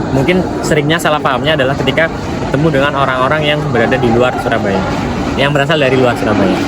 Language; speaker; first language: Indonesian; native; Indonesian